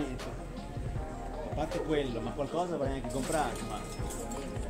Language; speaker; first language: Italian; native; Italian